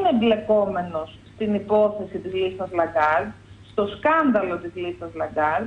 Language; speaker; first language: Greek; native; Greek